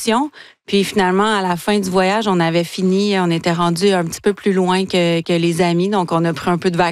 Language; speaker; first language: French; native; French